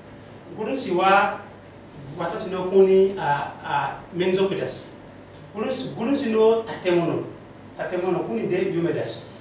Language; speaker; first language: Japanese; non-native, learner; Mossi